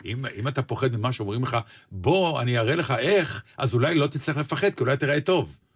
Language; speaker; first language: Hebrew; native; Hebrew